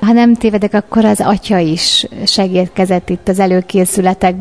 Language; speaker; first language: Hungarian; native; Hungarian